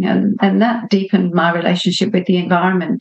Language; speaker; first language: English; native; English